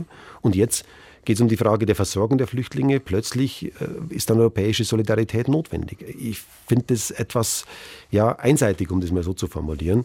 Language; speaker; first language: German; native; German